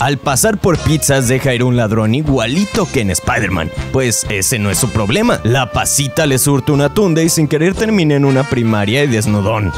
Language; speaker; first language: Spanish; native; Spanish